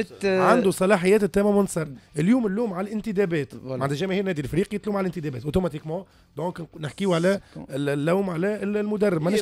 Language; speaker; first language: Arabic; native; Arabic